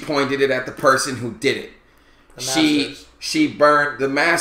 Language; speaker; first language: English; native; English